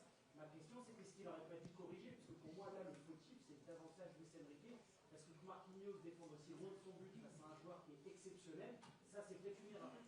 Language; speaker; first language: French; native; French